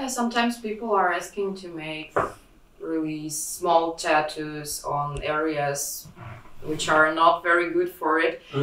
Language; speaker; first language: English; non-native, fluent; Russian